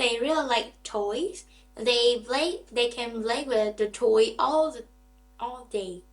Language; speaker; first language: English; non-native, learner; Vietnamese